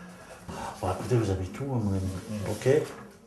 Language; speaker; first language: French; native; French